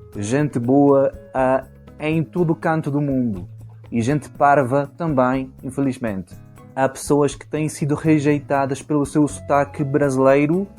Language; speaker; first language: Portuguese; non-native, fluent; Spanish